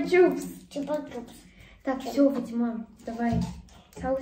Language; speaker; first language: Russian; non-native, local second language; Kazakh